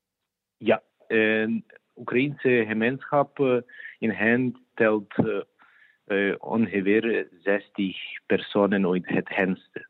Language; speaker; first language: Dutch; non-native, fluent; Ukrainian